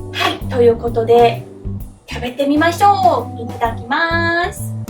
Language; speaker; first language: Japanese; non-native, learner; English